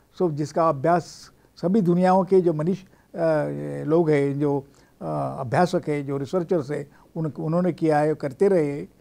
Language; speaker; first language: Hindi; non-native, local second language; Marathi